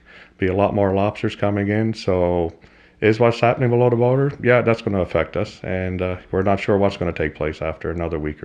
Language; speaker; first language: English; native; English